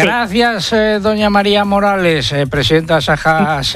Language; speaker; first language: Spanish; native; Spanish